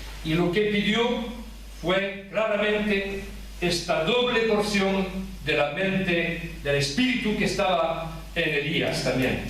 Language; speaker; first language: Spanish; early bilingual, heritage; French